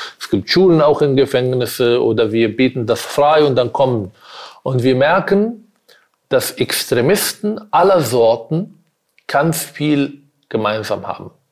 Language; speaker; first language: German; non-native, fluent; Arabic